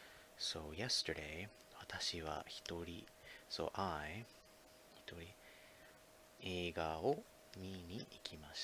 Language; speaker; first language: Japanese; non-native, fluent; English